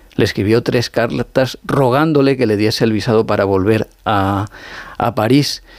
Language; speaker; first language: Spanish; native; Spanish